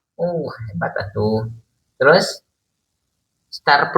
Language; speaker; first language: Indonesian; non-native, local second language; Sundanese